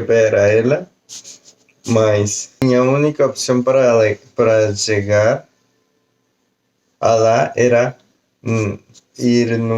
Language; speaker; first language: Portuguese; non-native, learner; Spanish